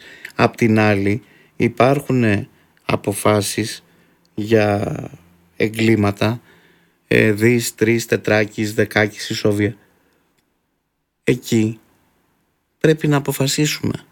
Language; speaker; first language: Greek; native; Greek